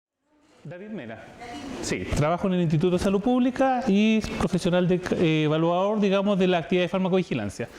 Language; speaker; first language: Spanish; native; Spanish